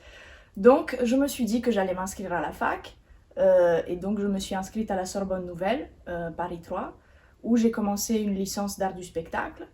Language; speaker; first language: French; native; French